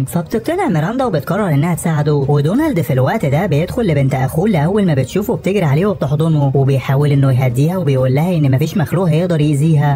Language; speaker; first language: Arabic; native; Arabic